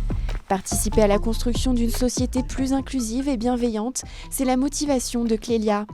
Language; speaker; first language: French; native; French